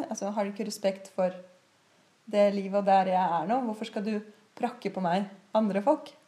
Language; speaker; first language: Norwegian; native; Norwegian